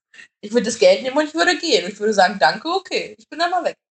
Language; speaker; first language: German; native; German